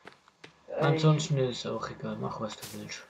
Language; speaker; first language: German; native; German